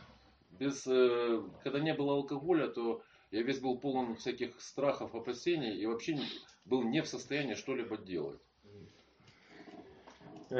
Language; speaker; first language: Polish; non-native, learner; Russian